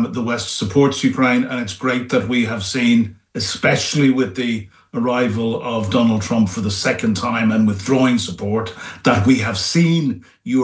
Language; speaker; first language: English; native; English